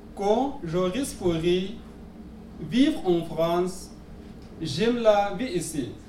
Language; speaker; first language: French; non-native, learner; Pashto